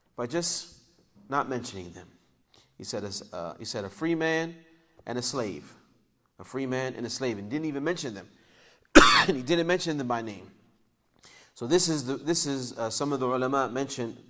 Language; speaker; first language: English; native; English